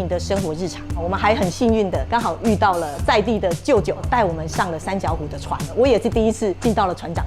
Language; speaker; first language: Chinese; native; Chinese